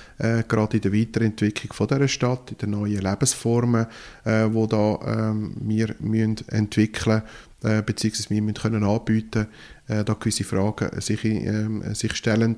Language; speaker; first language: German; non-native, local second language; French